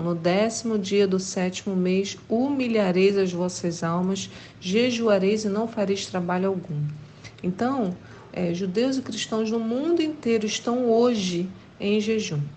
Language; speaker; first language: Portuguese; native; Portuguese